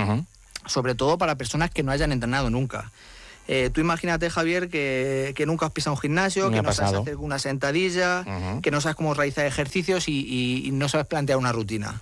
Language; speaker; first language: Spanish; native; Spanish